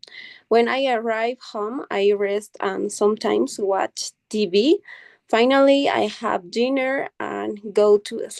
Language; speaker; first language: English; non-native, learner; Spanish